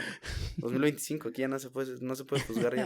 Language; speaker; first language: Spanish; native; Spanish